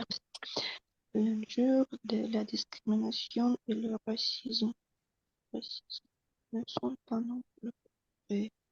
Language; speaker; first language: French; non-native, learner; Russian